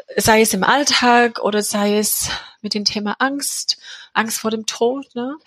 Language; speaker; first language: German; non-native, fluent; English